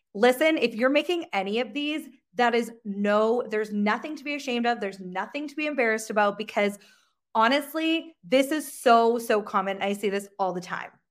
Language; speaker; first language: English; native; English